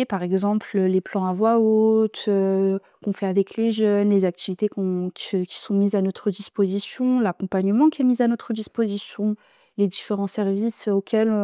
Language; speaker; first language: French; native; French